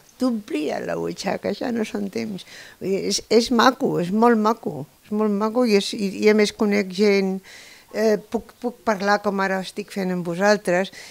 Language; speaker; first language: Catalan; non-native, local second language; Spanish